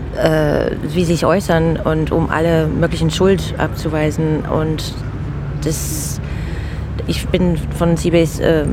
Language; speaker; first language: German; non-native, fluent; English